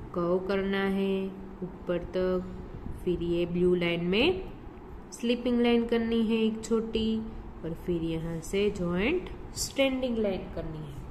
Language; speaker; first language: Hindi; non-native, local second language; Gujarati